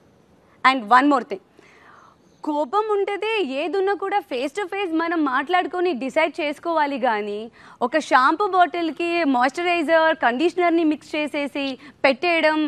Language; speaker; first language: Telugu; native; Telugu